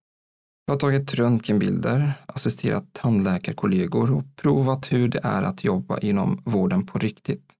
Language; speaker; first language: Swedish; non-native, fluent; Arabic